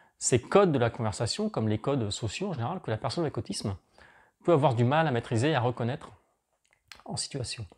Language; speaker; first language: French; native; French